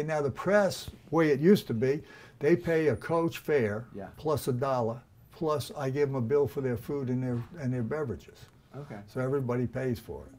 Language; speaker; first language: English; native; English